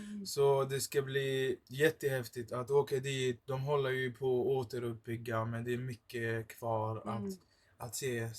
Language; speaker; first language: Swedish; early bilingual, other home language; Arabic